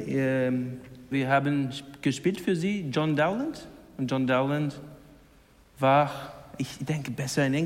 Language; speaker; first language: German; non-native, learner; English